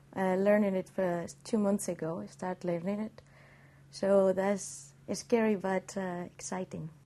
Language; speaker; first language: English; non-native, fluent; Spanish